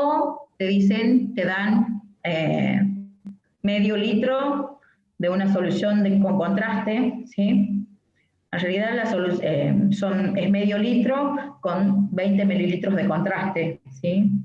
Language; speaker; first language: Spanish; native; Spanish